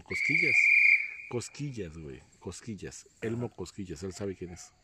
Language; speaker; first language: Spanish; native; Spanish